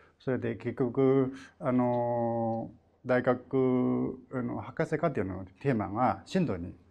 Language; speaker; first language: Japanese; non-native, fluent; Chinese